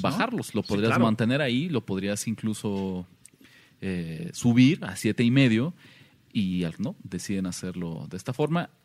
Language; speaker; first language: Spanish; native; Spanish